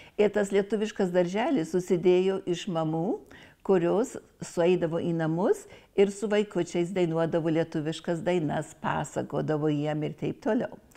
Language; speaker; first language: Lithuanian; early bilingual, heritage; Lithuanian